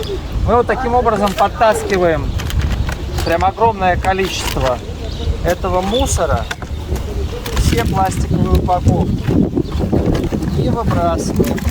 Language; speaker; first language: Russian; native; Russian